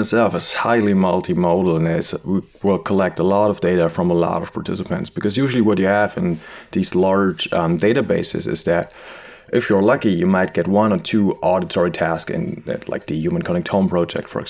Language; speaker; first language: English; non-native, fluent; German